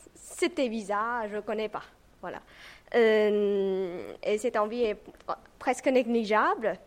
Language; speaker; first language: French; non-native, fluent; Vietnamese